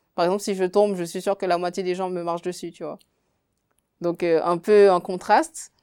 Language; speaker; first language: French; native; French